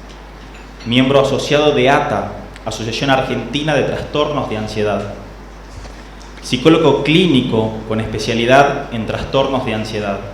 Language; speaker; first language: Spanish; native; Spanish